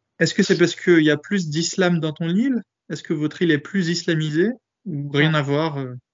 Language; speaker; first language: French; native; French